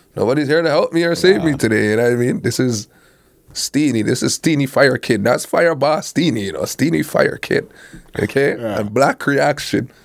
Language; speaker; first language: English; native; English